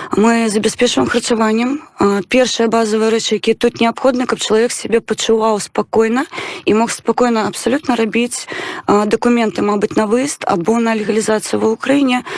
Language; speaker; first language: Belarusian; non-native, local second language; Russian